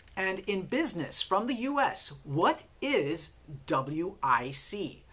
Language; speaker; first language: English; native; English